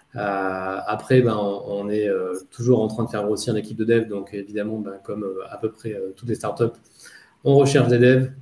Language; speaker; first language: French; native; French